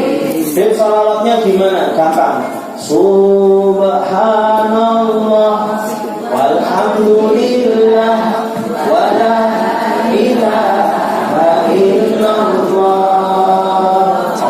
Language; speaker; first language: Indonesian; non-native, local second language; Javanese